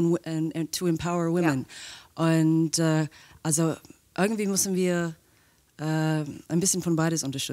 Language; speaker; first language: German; non-native, fluent; English